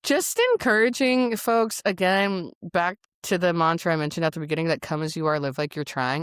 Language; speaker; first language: English; native; English